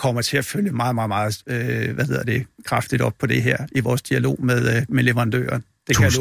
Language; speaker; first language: Danish; native; Danish